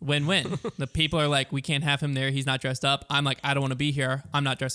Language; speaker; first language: English; native; English